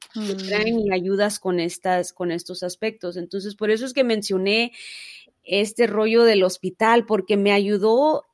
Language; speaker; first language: Spanish; early bilingual, heritage; Spanish